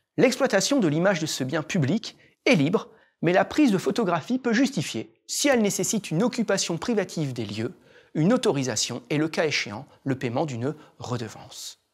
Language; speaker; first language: French; native; French